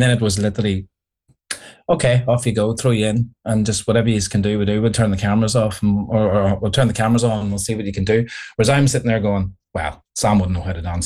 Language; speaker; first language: English; native; English